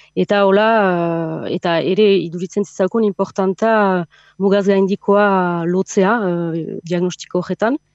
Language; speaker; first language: Basque; native; Basque